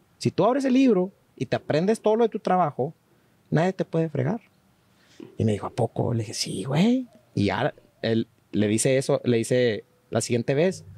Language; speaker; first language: Spanish; native; Spanish